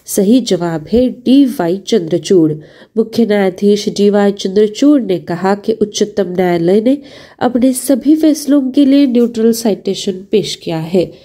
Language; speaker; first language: Hindi; non-native, local second language; Marathi